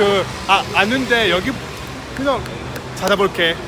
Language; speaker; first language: Korean; non-native, learner; French